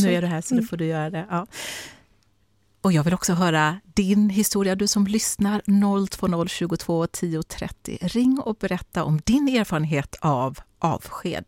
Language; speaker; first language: Swedish; native; Swedish